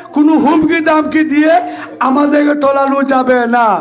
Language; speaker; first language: Bangla; native; Bangla